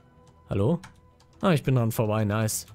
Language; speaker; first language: German; native; German